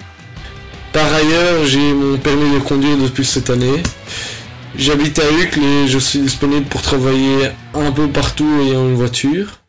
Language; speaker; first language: French; native; French